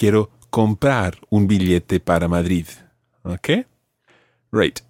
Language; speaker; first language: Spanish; non-native, fluent; English